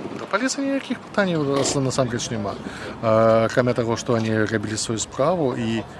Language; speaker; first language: Belarusian; non-native, local second language; Russian